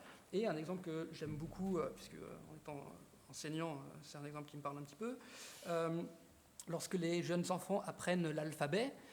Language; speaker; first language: French; native; French